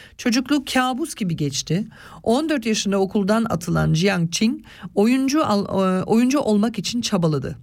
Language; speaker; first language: Turkish; early bilingual, other home language; Swiss German